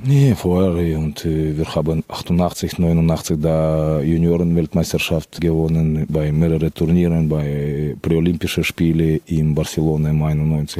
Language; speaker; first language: German; non-native, fluent; Russian